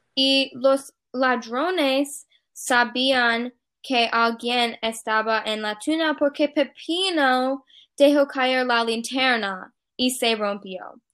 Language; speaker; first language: Spanish; non-native, learner; English